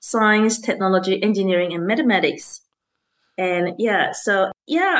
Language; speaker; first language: English; non-native, local second language; Chinese